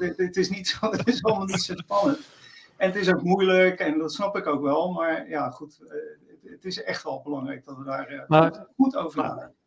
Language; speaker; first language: Dutch; native; Dutch